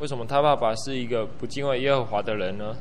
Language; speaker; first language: Chinese; native; Chinese